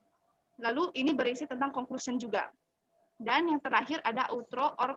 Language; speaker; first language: Indonesian; native; Indonesian